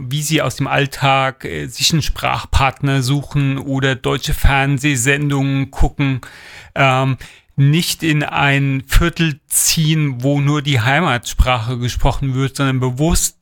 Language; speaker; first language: German; native; German